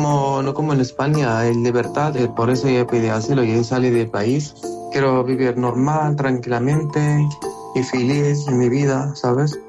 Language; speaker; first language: Spanish; non-native, learner; Arabic